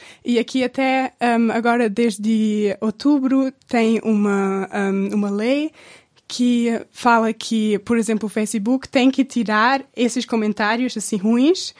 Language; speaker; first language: Portuguese; non-native, fluent; German